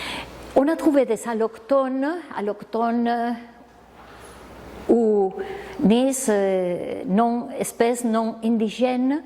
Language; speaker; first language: French; non-native, fluent; Spanish